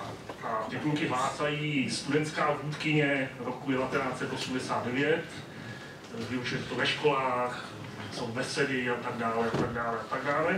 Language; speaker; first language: Czech; native; Czech